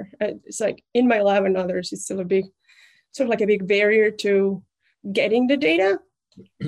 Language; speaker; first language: English; non-native, fluent; Spanish